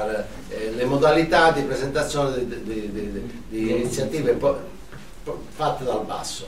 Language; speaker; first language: Italian; native; Italian